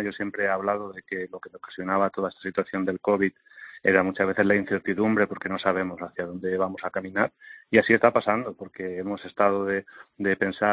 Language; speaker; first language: Spanish; native; Spanish